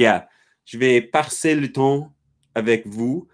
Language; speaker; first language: French; non-native, learner; English